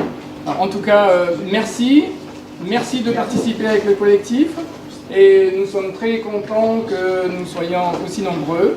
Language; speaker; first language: French; native; French